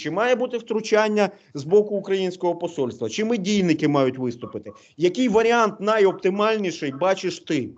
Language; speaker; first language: Ukrainian; native; Ukrainian